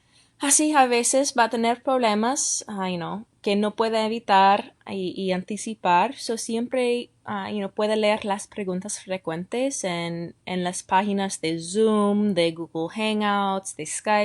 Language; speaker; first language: Spanish; non-native, fluent; English